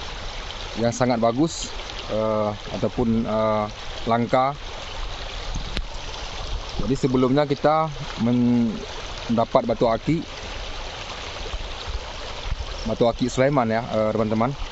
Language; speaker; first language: Indonesian; non-native, local second language; Achinese